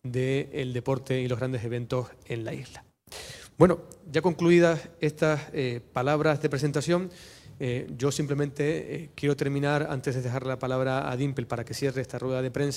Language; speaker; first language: Spanish; native; Spanish